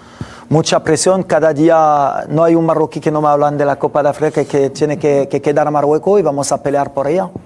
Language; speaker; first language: Spanish; non-native, fluent; French